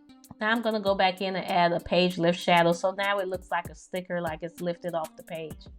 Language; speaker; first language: English; native; English